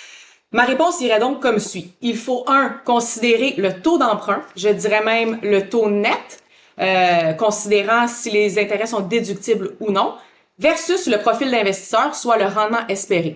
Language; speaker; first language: French; native; French